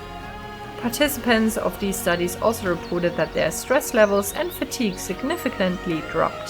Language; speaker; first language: English; non-native, fluent; German